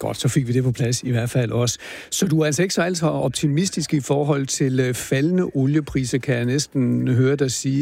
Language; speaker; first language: Danish; native; Danish